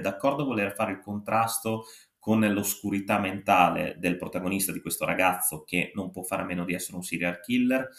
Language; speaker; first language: Italian; native; Italian